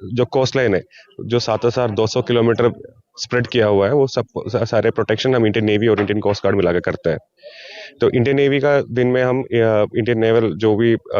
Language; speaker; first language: Hindi; non-native, local second language; Gujarati